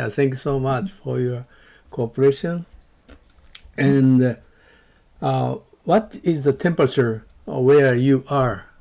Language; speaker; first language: English; non-native, learner; Japanese